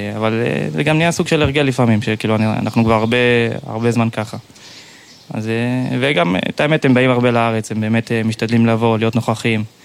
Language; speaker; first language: Hebrew; early bilingual, heritage; Hebrew